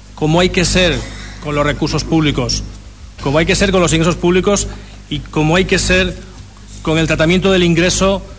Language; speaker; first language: Spanish; non-native, local second language; Catalan